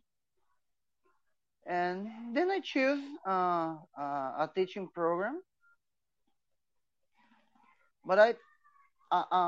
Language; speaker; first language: English; non-native, fluent; Portuguese